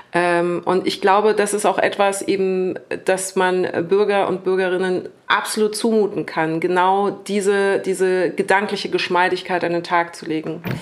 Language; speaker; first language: German; native; German